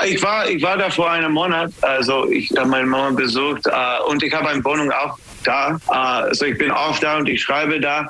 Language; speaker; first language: German; non-native, fluent; English